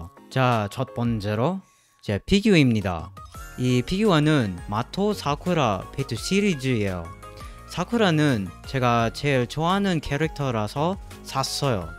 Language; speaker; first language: Korean; non-native, learner; English